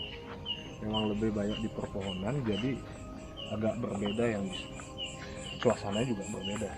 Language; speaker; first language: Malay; non-native, local second language; Balinese